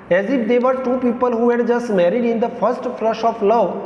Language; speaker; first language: English; non-native, local second language; Gujarati